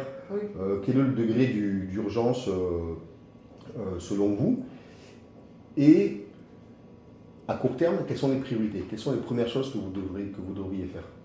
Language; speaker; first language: French; native; French